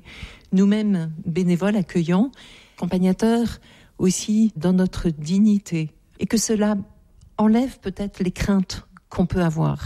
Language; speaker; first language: French; native; French